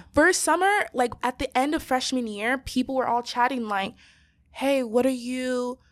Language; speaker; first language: English; native; English